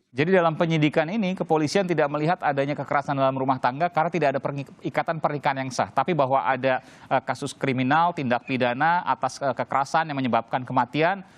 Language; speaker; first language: Indonesian; native; Indonesian